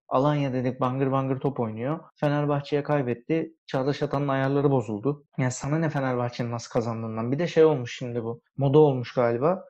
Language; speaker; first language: Turkish; early bilingual, heritage; Turkish